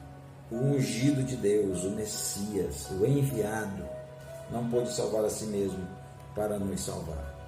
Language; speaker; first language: Portuguese; native; Portuguese